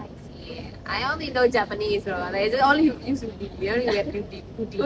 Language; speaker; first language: English; non-native, learner; Indonesian